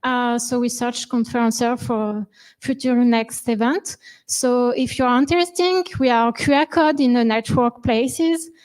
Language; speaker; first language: English; non-native, learner; French